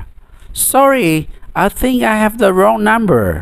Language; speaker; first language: English; non-native, fluent; Indonesian